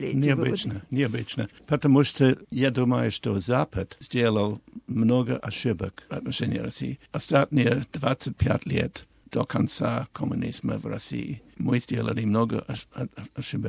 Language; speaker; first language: Russian; non-native, learner; English